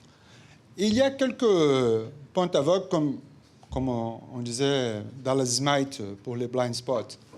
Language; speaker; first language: French; non-native, fluent; Portuguese